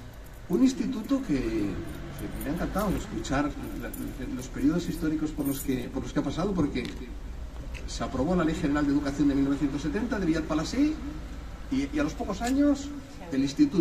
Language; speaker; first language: Spanish; native; Spanish